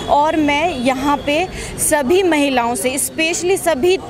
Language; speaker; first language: Hindi; native; Hindi